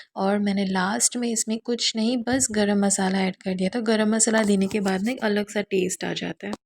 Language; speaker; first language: Hindi; non-native, local second language; Bangla